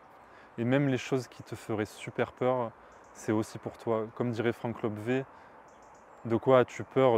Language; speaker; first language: French; native; French